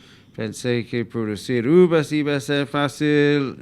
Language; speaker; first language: Spanish; non-native, fluent; English